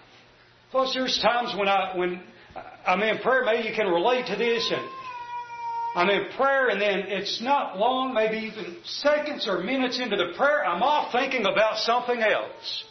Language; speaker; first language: English; native; English